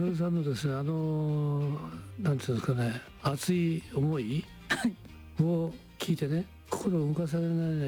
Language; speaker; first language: Japanese; native; Japanese